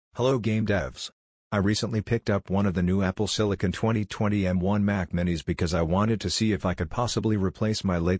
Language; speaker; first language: English; native; English